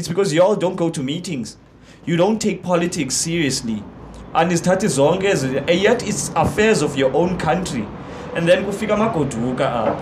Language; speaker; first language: English; non-native, local second language; Xhosa